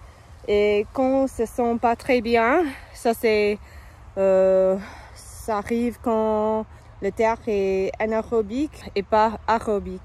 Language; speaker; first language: French; non-native, fluent; English